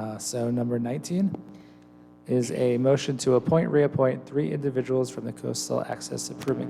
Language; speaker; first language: English; native; English